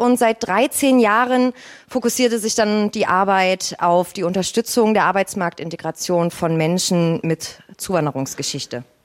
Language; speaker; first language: German; native; German